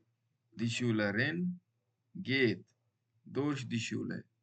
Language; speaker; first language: German; non-native, learner; Baluchi